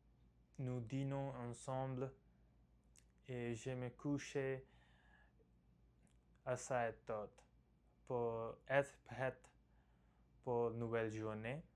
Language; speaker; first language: French; non-native, learner; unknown